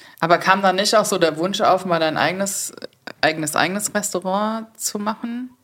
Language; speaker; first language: German; native; German